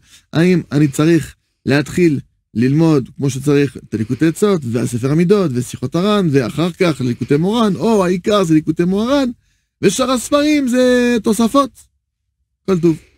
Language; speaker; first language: Hebrew; non-native, fluent; French